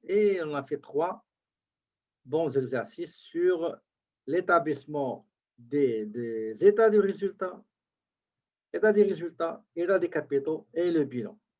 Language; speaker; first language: French; native; French